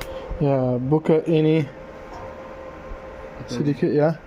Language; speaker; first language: Indonesian; non-native, learner; English